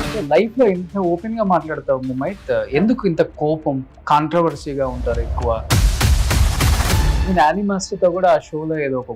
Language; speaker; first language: Telugu; native; Telugu